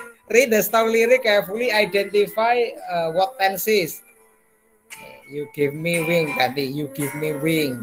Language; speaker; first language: English; non-native, fluent; Indonesian